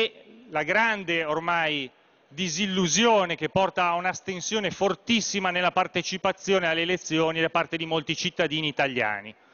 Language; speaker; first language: Italian; native; Italian